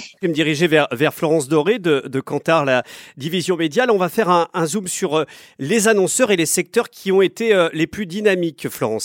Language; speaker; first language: French; native; French